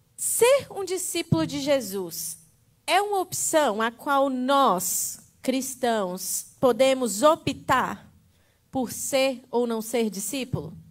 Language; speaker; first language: Portuguese; native; Portuguese